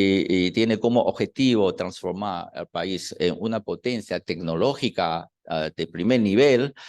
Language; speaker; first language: Spanish; non-native, fluent; Chinese